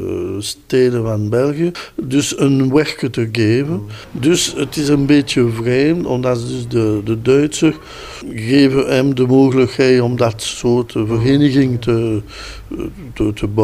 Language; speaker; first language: Dutch; non-native, local second language; French